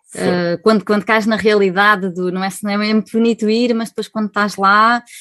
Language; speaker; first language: Portuguese; native; Portuguese